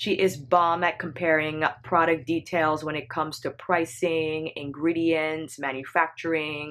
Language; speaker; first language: English; native; English